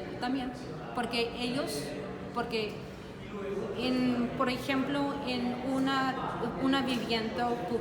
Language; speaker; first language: Spanish; non-native, learner; Danish